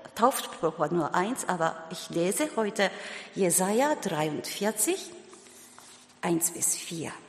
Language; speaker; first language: German; non-native, learner; Japanese